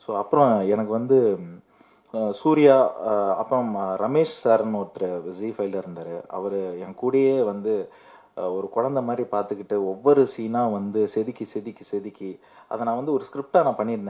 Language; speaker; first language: Tamil; native; Tamil